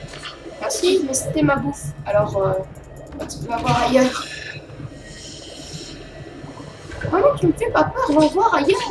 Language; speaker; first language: French; native; French